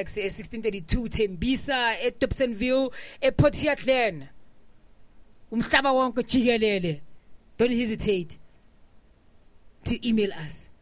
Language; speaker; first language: English; non-native, local second language; Zulu